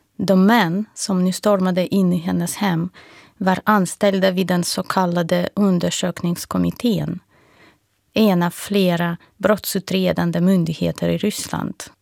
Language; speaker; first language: Swedish; non-native, fluent; Russian